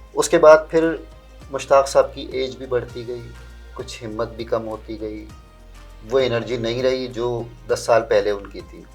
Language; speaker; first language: Urdu; native; Urdu